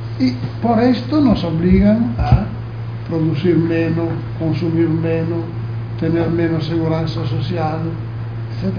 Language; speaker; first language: Spanish; non-native, fluent; Italian